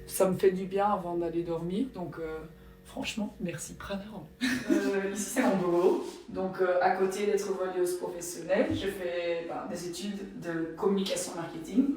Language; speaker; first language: French; non-native, local second language; Dutch